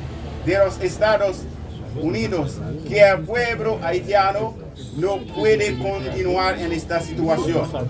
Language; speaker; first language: Spanish; non-native, learner; Haitian Creole